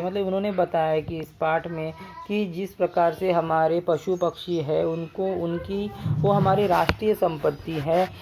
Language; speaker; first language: Hindi; non-native, local second language; Marathi